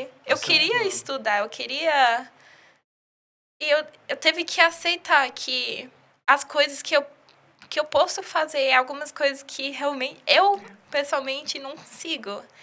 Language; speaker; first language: Portuguese; early bilingual, heritage; English